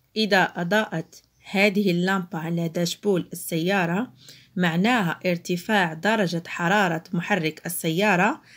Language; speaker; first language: Arabic; non-native, local second language; Central Kurdish